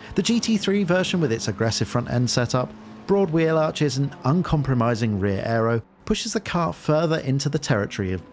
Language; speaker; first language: English; native; English